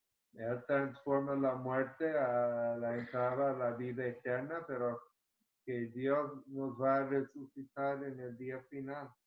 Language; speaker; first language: Spanish; early bilingual, heritage; Spanish